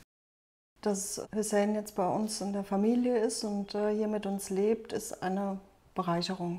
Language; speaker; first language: German; native; German